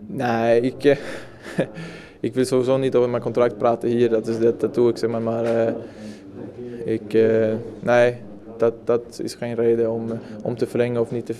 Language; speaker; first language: Dutch; non-native, fluent; Swedish